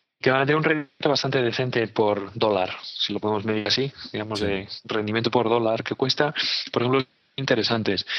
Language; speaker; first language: Spanish; native; Spanish